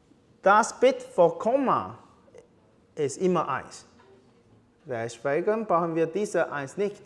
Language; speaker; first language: German; non-native, fluent; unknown